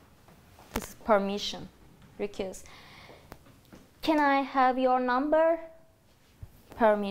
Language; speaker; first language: English; non-native, fluent; Turkish